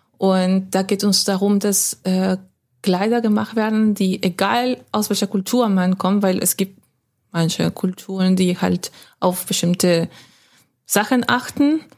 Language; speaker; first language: German; non-native, fluent; Spanish